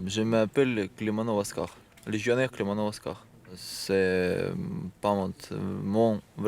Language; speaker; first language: French; non-native, learner; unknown